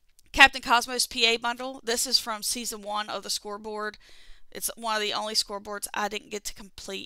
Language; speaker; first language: English; native; English